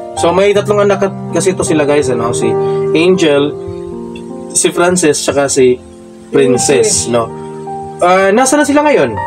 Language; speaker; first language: Filipino; non-native, local second language; Waray